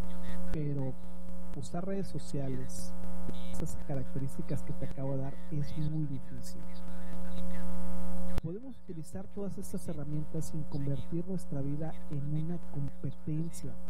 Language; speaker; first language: Spanish; native; Spanish